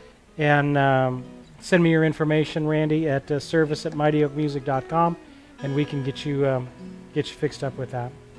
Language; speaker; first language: English; native; English